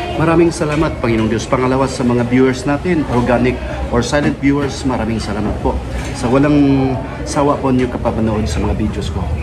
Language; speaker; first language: Filipino; non-native, local second language; Cebuano